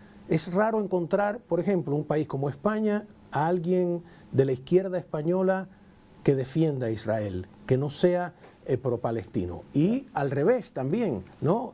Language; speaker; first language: Spanish; native; Spanish